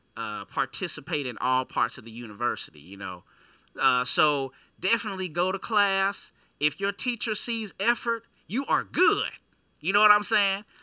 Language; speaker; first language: English; native; English